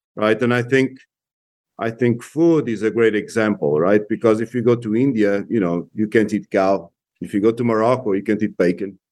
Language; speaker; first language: English; non-native, fluent; Portuguese